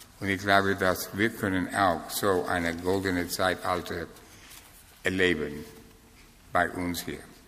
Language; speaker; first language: German; non-native, fluent; English